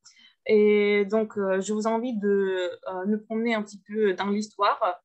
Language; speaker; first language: French; non-native, fluent; Russian